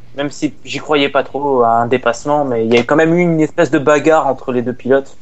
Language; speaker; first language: French; native; French